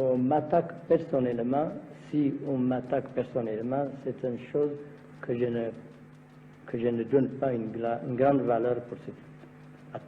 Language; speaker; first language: French; non-native, learner; Amharic